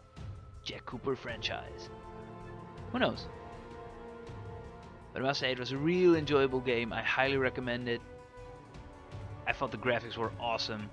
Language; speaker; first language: English; non-native, fluent; Dutch